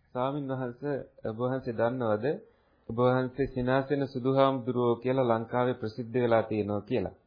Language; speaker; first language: Sinhala; native; Sinhala